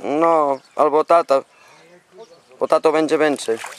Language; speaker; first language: Polish; non-native, learner; Spanish